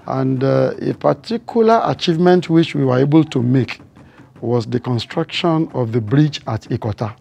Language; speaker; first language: English; non-native, local second language; Yoruba